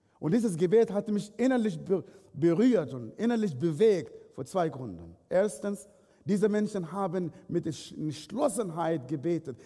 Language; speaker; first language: German; non-native, fluent; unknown